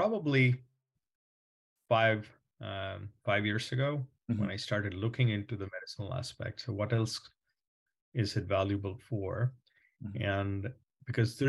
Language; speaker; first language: English; non-native, local second language; Malayalam